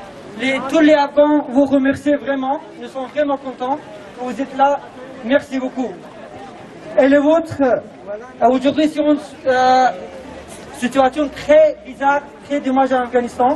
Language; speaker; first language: French; non-native, learner; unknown